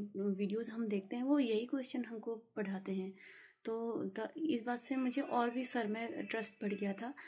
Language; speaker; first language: Hindi; native; Hindi